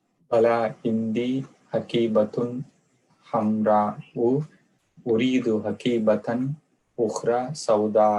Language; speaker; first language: Arabic; non-native, learner; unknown